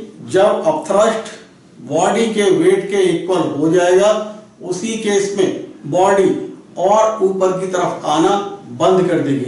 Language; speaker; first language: Hindi; native; Hindi